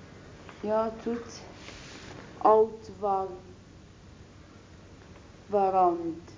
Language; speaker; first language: Dutch; non-native, learner; Arabic